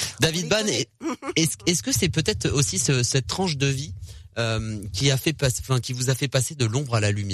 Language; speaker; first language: French; native; French